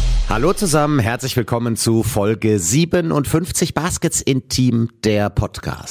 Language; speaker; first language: German; native; German